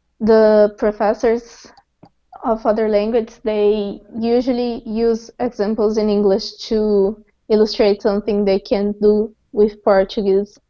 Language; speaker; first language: English; non-native, fluent; Portuguese